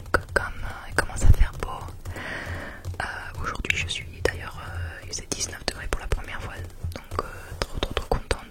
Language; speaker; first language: French; native; French